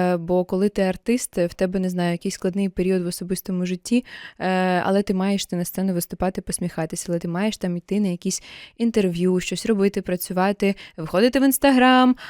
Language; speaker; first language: Ukrainian; non-native, local second language; Russian